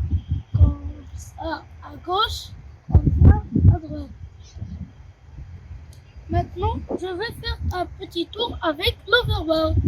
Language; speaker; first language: French; native; French